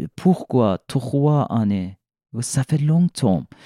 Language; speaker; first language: French; non-native, learner; Persian